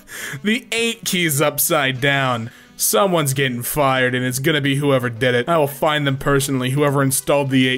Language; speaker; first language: English; native; English